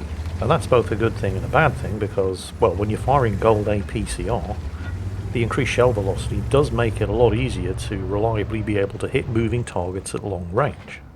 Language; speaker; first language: English; native; English